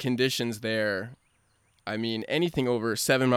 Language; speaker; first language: English; native; English